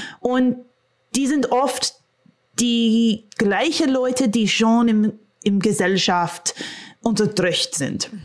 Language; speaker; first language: German; non-native, fluent; English